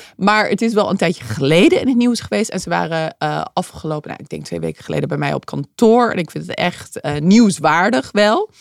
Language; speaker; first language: Dutch; early bilingual, other home language; English